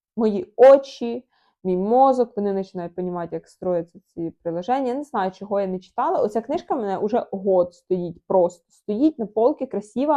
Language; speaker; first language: Ukrainian; non-native, local second language; Russian